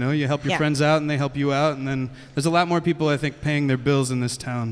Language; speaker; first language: English; native; English